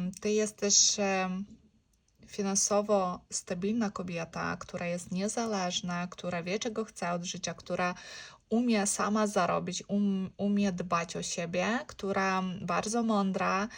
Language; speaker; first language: Polish; non-native, learner; Ukrainian